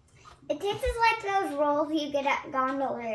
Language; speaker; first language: English; native; English